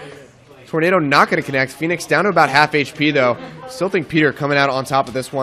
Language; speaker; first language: English; native; English